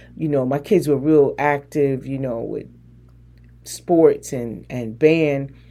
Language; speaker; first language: English; native; English